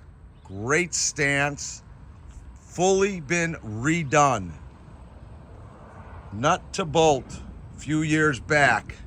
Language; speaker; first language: English; native; English